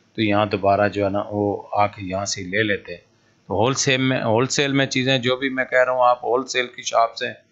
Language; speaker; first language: Urdu; non-native, local second language; Punjabi